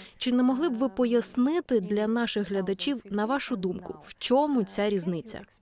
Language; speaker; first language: Ukrainian; native; Ukrainian